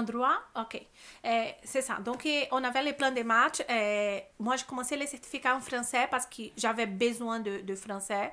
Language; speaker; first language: French; non-native, learner; Portuguese